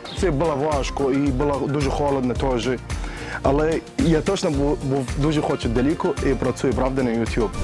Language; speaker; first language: Ukrainian; non-native, learner; Arabic